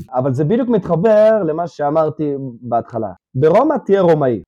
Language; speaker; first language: Hebrew; early bilingual, other home language; Russian